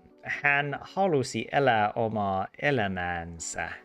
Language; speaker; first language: Finnish; non-native, learner; English